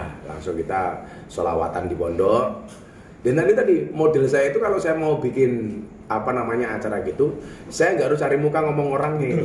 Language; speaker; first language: Indonesian; native; Indonesian